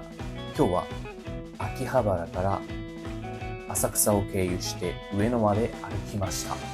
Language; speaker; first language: Japanese; native; Japanese